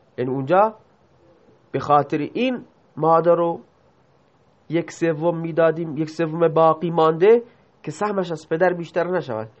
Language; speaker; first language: Persian; non-native, local second language; Baluchi